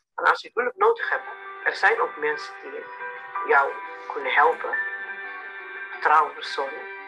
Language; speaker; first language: Dutch; non-native, learner; Somali